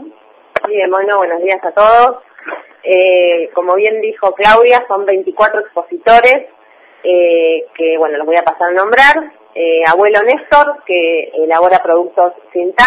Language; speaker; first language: Spanish; native; Spanish